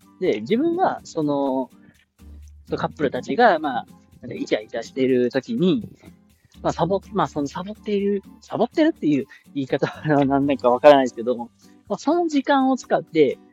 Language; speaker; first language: Japanese; native; Japanese